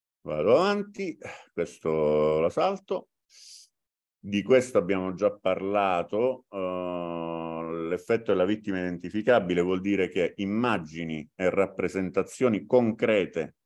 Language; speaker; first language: Italian; native; Italian